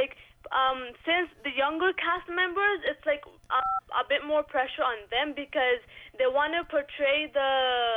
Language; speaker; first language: English; early bilingual, other home language; Rohingya